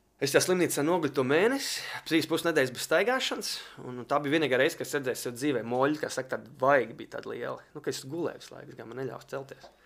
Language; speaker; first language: Latvian; native; Latvian